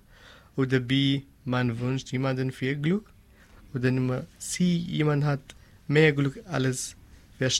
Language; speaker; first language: German; non-native, learner; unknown